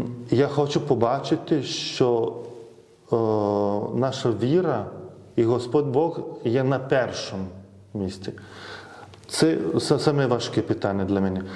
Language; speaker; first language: Ukrainian; non-native, fluent; Lithuanian